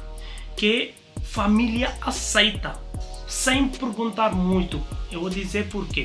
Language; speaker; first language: Portuguese; non-native, learner; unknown